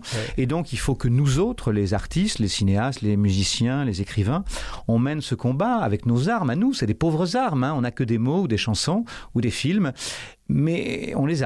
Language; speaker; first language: French; native; French